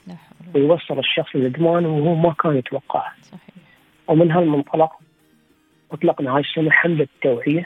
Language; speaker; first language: Arabic; native; Arabic